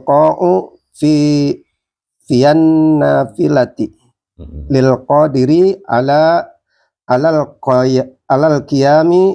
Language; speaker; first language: Arabic; non-native, learner; Indonesian